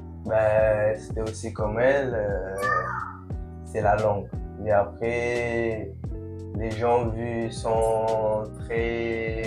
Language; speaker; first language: French; non-native, local second language; Comorian